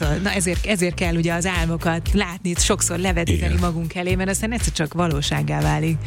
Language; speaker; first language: Hungarian; native; Hungarian